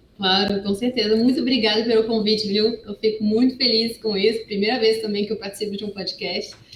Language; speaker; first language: Portuguese; non-native, fluent; French